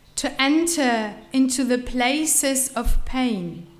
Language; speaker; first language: English; non-native, fluent; German